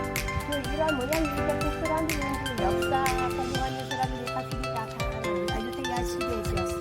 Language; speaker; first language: Korean; non-native, learner; Thai